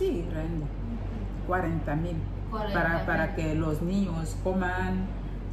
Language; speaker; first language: Spanish; non-native, learner; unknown